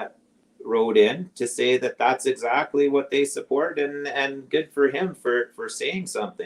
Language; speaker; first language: English; native; English